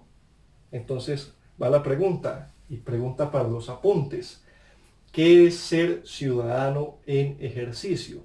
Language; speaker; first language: Spanish; native; Spanish